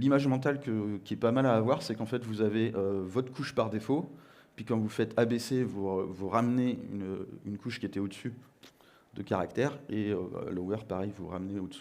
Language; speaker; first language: French; native; French